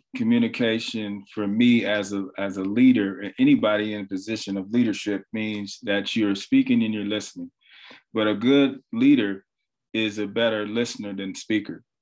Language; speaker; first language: English; native; English